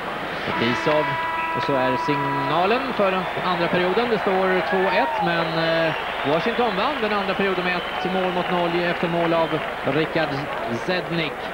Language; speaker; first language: Swedish; native; Swedish